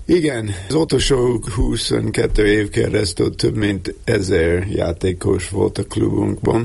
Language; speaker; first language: Hungarian; non-native, learner; English